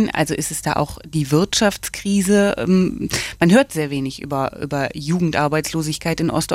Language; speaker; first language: German; native; German